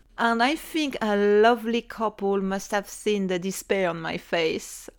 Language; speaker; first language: English; non-native, fluent; French